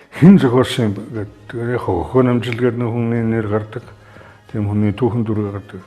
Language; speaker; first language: Mongolian; native; Mongolian